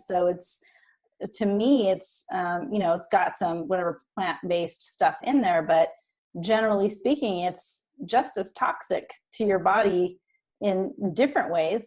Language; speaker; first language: English; native; English